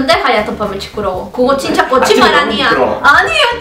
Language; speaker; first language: Korean; non-native, learner; Spanish